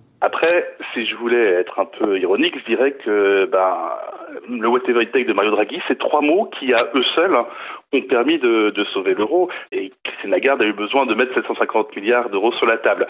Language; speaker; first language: French; native; French